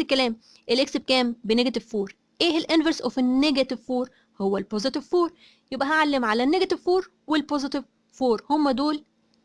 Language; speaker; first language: Arabic; native; Arabic